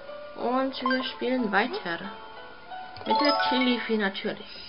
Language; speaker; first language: German; native; German